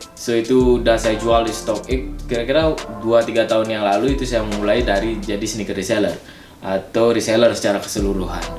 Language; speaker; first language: Indonesian; native; Indonesian